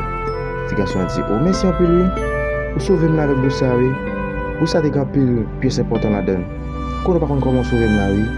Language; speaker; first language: French; non-native, learner; Haitian Creole